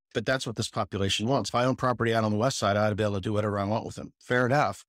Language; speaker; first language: English; native; English